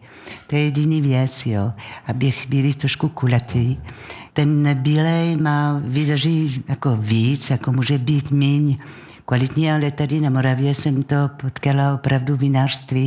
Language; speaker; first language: Czech; non-native, learner; French